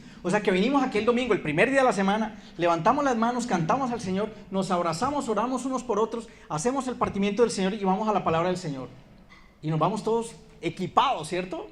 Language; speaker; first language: Spanish; native; Spanish